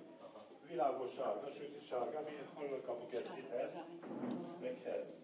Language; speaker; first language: Hungarian; non-native, learner; Turkish